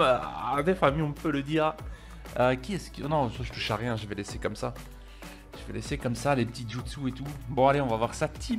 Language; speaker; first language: French; native; French